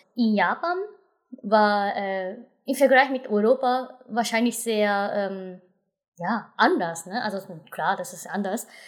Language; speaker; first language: German; non-native, fluent; Japanese